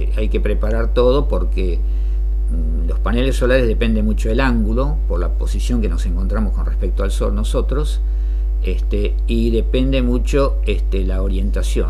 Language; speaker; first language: Spanish; native; Spanish